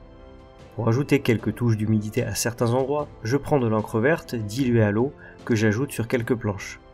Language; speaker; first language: French; native; French